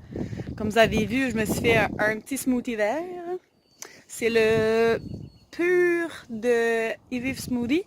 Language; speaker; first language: French; native; French